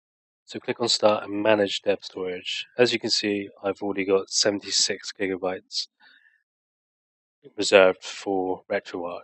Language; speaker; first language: English; native; English